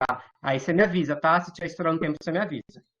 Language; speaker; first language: Portuguese; native; Portuguese